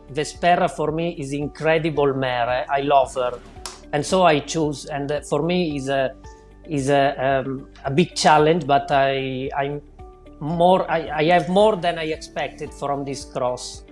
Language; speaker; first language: English; non-native, learner; Italian